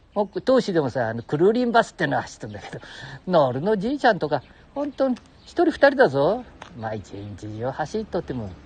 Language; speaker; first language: Japanese; native; Japanese